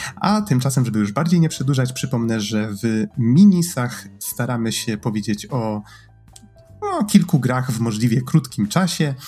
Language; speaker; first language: Polish; native; Polish